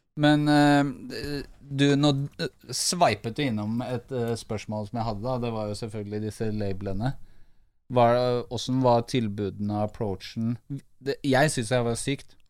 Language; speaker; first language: Norwegian; native; Norwegian